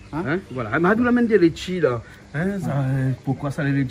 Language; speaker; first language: French; non-native, local second language; Réunion Creole French